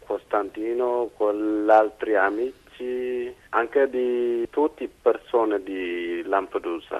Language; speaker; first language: Italian; non-native, learner; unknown